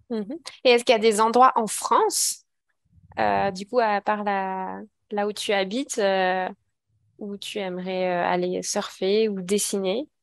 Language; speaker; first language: French; native; French